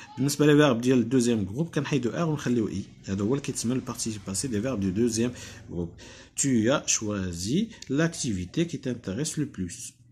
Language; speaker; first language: French; non-native, local second language; Arabic